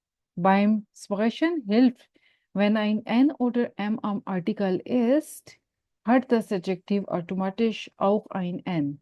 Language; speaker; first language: German; non-native, fluent; Urdu